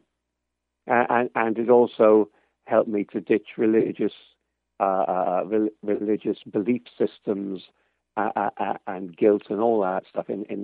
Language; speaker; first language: English; native; English